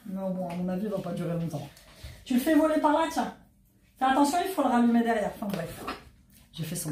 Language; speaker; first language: French; native; French